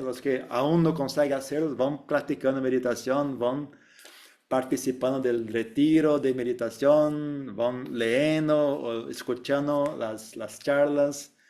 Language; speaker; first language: Spanish; non-native, fluent; Portuguese